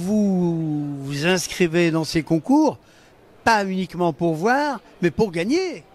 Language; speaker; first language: French; native; French